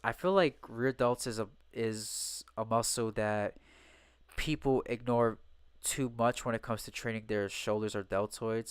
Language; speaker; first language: English; native; English